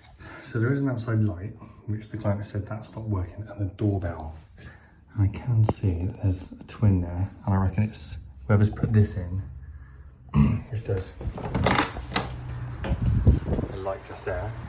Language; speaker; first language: English; native; English